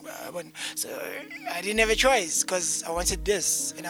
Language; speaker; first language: English; non-native, local second language; Zulu